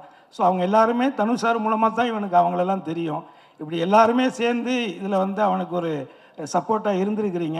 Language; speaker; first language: Tamil; native; Tamil